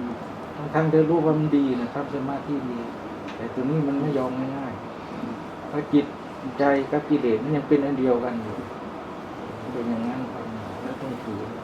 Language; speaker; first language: Thai; native; Thai